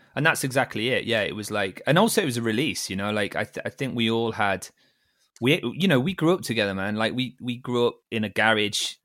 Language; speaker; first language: English; native; English